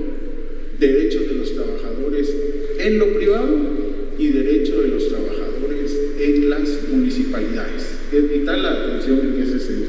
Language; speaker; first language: Spanish; native; Spanish